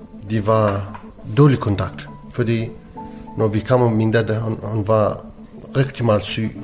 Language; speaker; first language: Danish; non-native, learner; Arabic